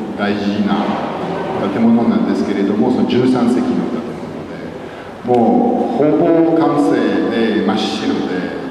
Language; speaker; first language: Japanese; non-native, fluent; French